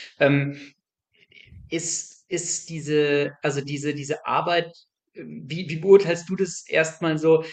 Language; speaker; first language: German; native; German